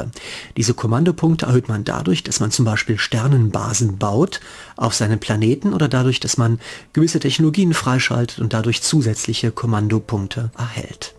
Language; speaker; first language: German; native; German